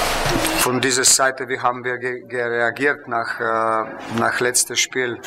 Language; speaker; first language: German; non-native, fluent; Slovenian